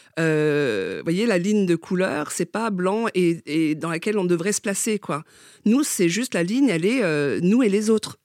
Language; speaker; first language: French; early bilingual, other home language; Vietnamese